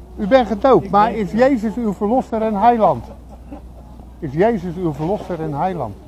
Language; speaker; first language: Dutch; native; Dutch